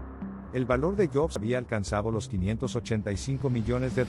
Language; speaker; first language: Spanish; native; Spanish